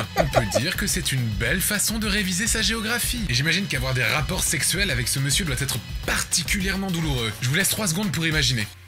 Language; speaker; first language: French; native; French